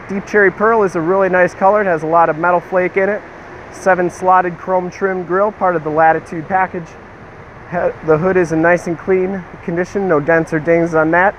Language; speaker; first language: English; native; English